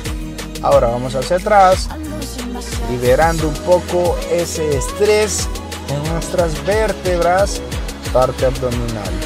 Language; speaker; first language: Spanish; native; Spanish